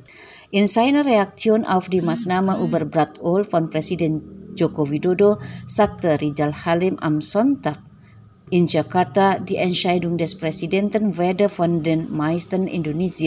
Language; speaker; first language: German; non-native, fluent; Indonesian